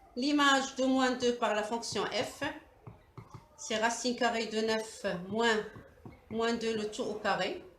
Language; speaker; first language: French; non-native, local second language; Arabic